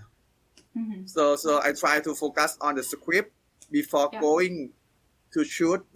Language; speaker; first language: English; non-native, learner; Thai